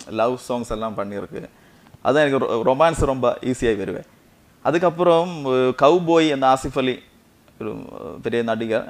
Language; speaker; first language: Tamil; non-native, local second language; Malayalam